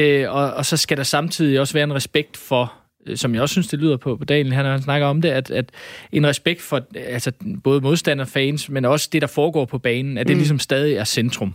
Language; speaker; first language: Danish; native; Danish